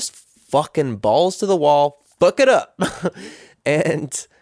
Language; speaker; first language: English; native; English